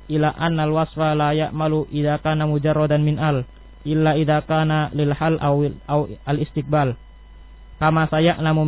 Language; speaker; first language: Arabic; non-native, learner; Indonesian